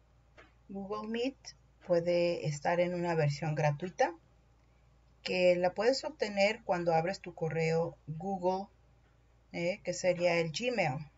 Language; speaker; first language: Spanish; native; Spanish